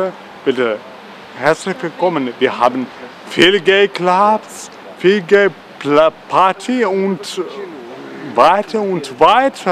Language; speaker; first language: German; non-native, learner; Russian